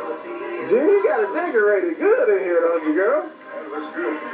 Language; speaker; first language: English; native; English